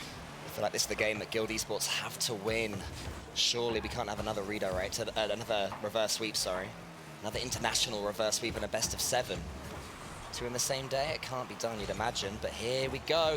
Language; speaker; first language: English; native; English